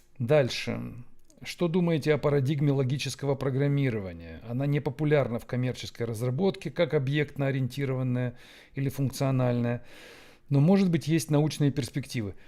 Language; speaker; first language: Russian; native; Russian